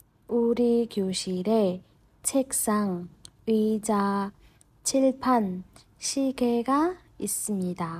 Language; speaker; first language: Korean; non-native, fluent; Burmese